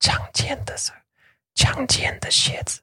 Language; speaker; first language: Chinese; non-native, learner; English